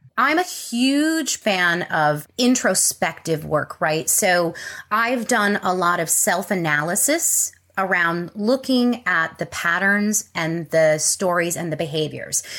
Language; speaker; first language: English; native; English